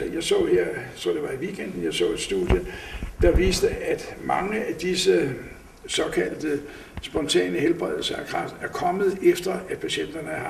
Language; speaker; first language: Danish; native; Danish